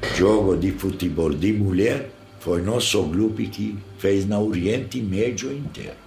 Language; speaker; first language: Portuguese; non-native, learner; Arabic